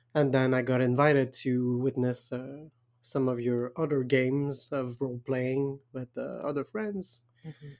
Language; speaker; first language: English; non-native, fluent; French